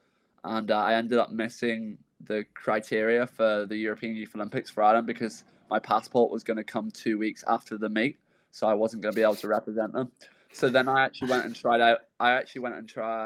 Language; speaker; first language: English; native; English